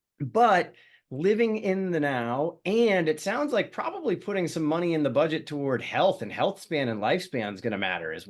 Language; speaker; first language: English; native; English